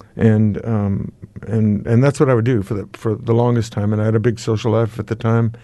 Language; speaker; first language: English; native; English